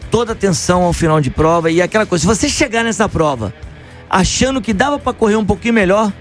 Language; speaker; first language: Portuguese; native; Portuguese